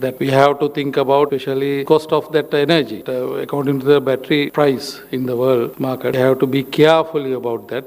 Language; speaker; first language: English; non-native, local second language; Sinhala